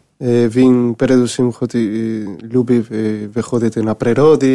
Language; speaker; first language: Ukrainian; non-native, learner; Spanish